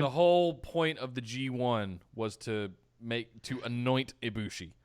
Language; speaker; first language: English; native; English